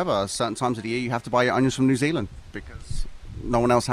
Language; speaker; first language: English; native; English